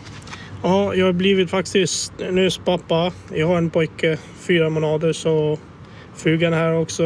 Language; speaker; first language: Swedish; non-native, fluent; Albanian